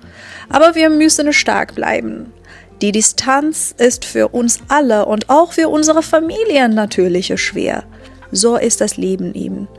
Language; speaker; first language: German; non-native, fluent; Persian